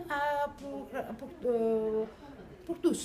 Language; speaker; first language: French; non-native, learner; Greek